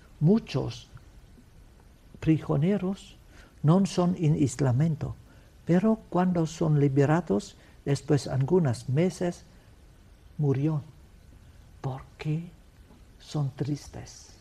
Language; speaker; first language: Spanish; non-native, learner; Vietnamese